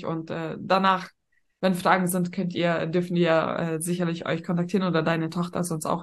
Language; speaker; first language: German; native; German